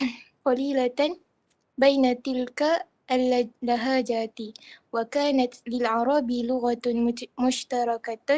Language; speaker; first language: Arabic; non-native, learner; Malay